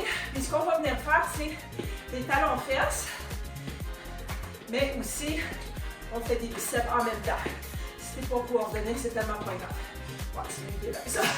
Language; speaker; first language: French; native; French